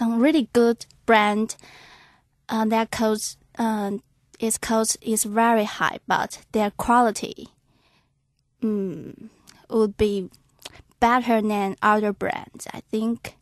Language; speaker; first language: English; non-native, learner; Chinese